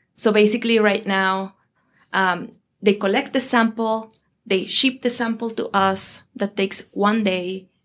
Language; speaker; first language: English; non-native, fluent; Spanish